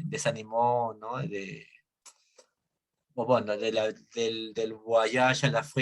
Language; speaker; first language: French; non-native, learner; Spanish